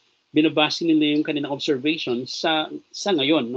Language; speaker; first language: Filipino; native; Filipino